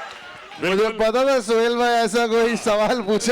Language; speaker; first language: Hindi; native; Hindi